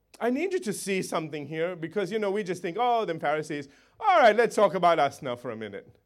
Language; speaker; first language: English; native; English